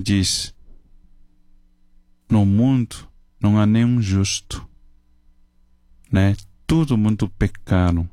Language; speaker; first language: Portuguese; non-native, fluent; Chinese